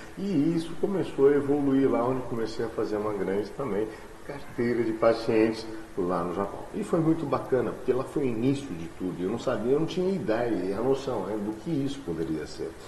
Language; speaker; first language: Portuguese; native; Portuguese